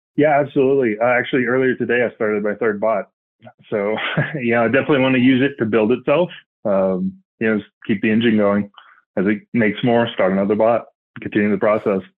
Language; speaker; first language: English; native; English